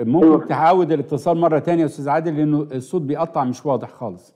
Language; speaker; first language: Arabic; native; Arabic